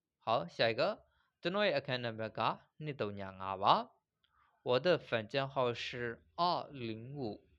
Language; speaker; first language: Chinese; non-native, fluent; Burmese